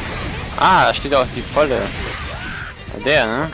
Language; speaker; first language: German; native; German